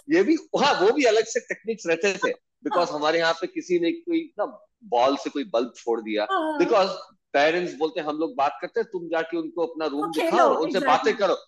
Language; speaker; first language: Hindi; native; Hindi